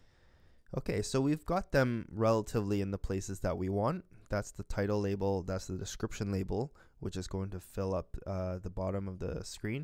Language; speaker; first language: English; native; English